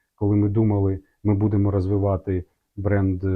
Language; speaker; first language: Ukrainian; non-native, local second language; Russian